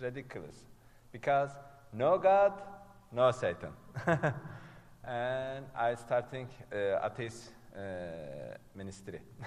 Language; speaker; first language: English; non-native, learner; Turkish